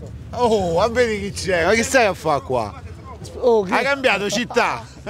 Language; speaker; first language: Italian; native; Italian